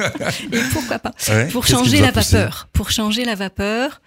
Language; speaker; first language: French; native; French